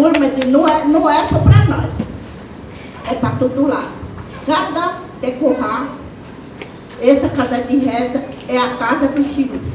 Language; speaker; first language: Portuguese; non-native, local second language; Guarani